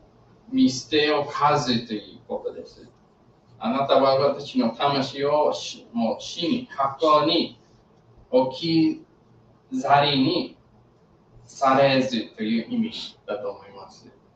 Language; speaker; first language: Japanese; non-native, fluent; English